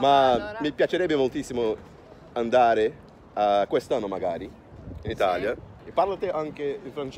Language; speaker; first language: Italian; non-native, learner; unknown